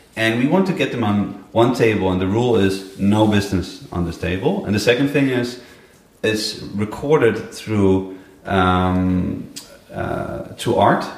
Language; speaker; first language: English; non-native, fluent; Dutch